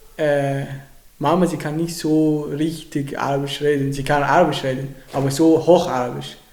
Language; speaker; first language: German; non-native, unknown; Arabic